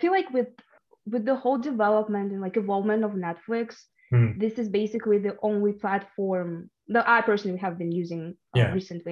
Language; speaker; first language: English; non-native, fluent; Russian